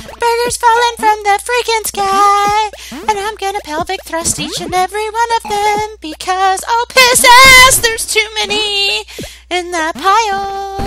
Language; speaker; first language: English; native; English